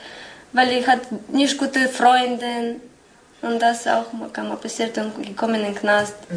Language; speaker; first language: German; non-native, learner; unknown